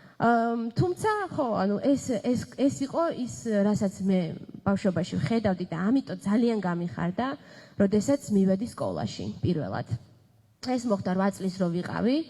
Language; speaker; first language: Georgian; native; Georgian